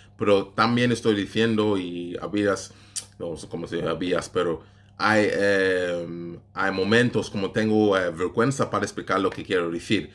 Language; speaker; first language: Spanish; non-native, learner; English